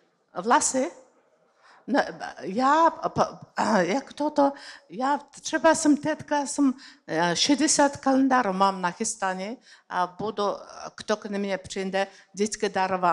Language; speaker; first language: Czech; non-native, learner; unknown